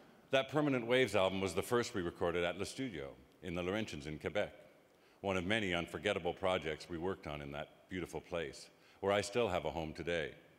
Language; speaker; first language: English; native; English